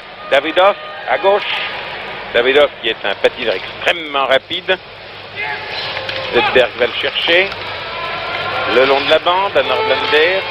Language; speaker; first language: French; native; French